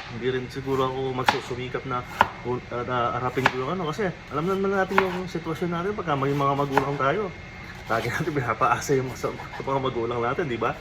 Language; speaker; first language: Filipino; non-native, local second language; Pampanga